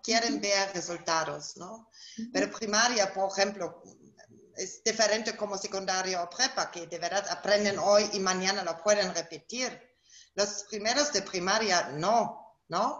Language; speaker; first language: Spanish; non-native, fluent; German